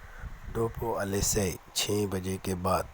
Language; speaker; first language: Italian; non-native, learner; Urdu